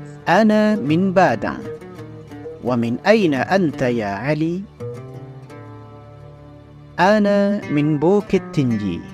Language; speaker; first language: Arabic; non-native, fluent; Indonesian